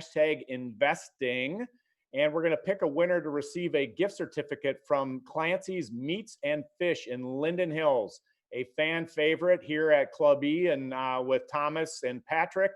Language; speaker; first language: English; native; English